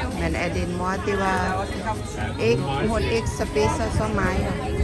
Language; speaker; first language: Danish; non-native, learner; Thai